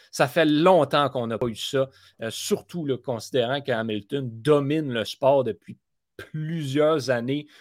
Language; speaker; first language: French; native; French